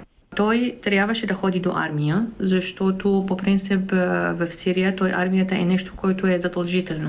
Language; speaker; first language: Bulgarian; non-native, fluent; Arabic